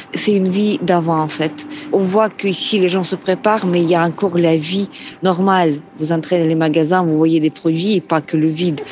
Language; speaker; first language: French; non-native, fluent; Ukrainian